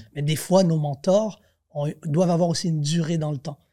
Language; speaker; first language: French; native; French